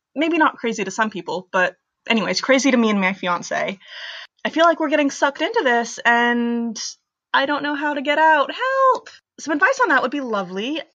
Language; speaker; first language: English; native; English